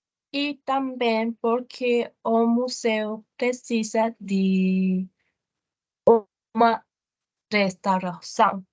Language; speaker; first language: Portuguese; non-native, learner; Spanish